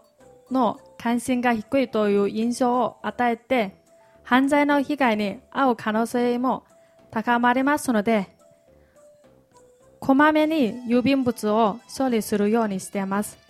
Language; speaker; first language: Japanese; non-native, fluent; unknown